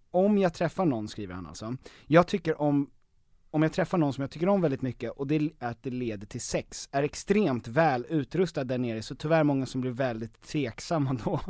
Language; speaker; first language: Swedish; native; Swedish